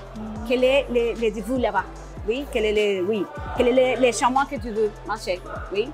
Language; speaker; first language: French; non-native, learner; Spanish